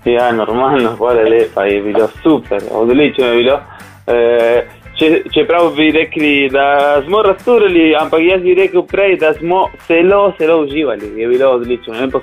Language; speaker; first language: Slovenian; non-native, fluent; Spanish